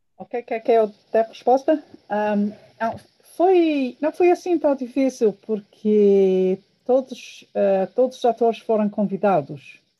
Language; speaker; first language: Portuguese; non-native, fluent; English